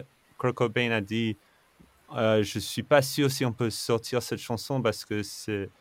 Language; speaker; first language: French; non-native, fluent; English